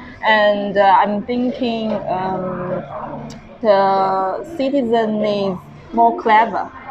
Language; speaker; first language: English; non-native, learner; Chinese